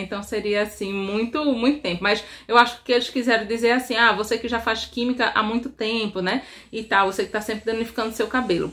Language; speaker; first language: Portuguese; native; Portuguese